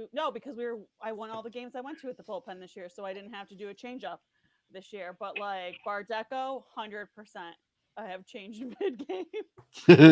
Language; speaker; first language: English; native; English